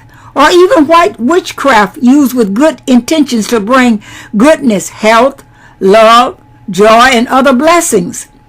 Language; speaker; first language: English; native; English